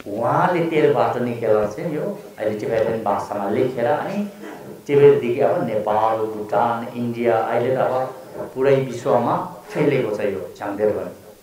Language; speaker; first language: Nepali; non-native, local second language; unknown